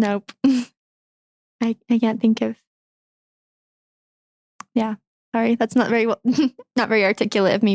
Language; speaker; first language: English; native; English